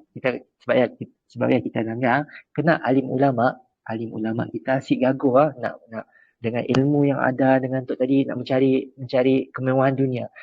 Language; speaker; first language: Malay; native; Malay